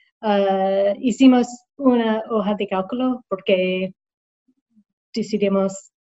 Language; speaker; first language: Spanish; non-native, learner; English